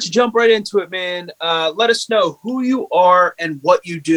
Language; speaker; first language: English; native; English